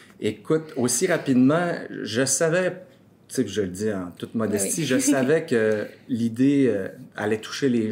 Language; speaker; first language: French; native; French